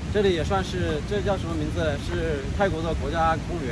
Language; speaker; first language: Chinese; native; Chinese